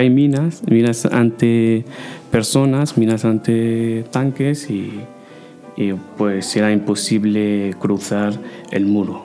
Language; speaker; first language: Spanish; non-native, fluent; Arabic